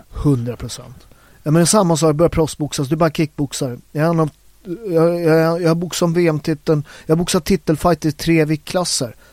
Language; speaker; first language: Swedish; early bilingual, other home language; Italian